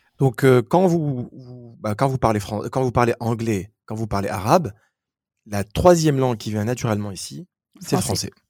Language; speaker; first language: French; native; French